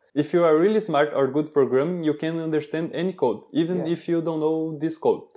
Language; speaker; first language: English; non-native, learner; Portuguese